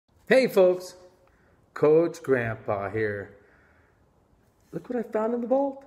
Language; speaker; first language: English; native; English